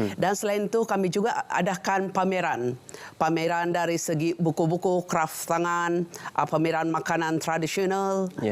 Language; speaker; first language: Malay; non-native, local second language; Central Dusun